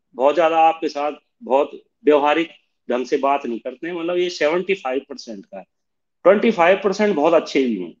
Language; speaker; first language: Hindi; native; Hindi